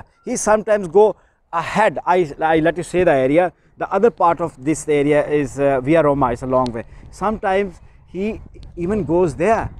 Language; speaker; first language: English; non-native, learner; Urdu